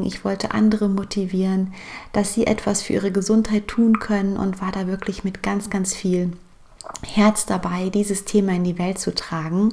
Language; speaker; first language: German; native; German